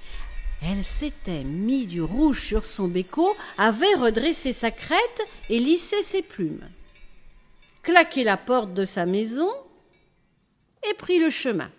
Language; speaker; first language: French; native; French